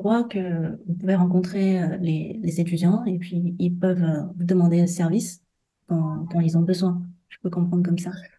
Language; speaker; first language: French; non-native, fluent; Chinese